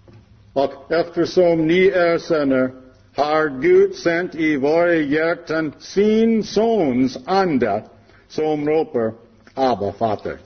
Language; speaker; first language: Swedish; non-native, learner; English